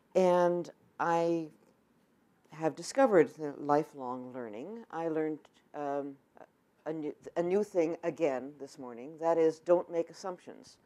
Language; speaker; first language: English; native; English